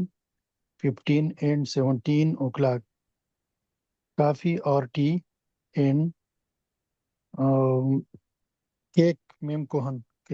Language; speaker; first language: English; non-native, learner; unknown